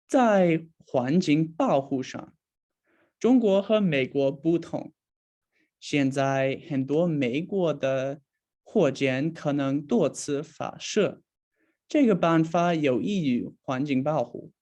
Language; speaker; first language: Chinese; non-native, learner; English